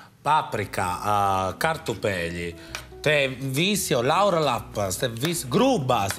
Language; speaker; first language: Latvian; non-native, fluent; Italian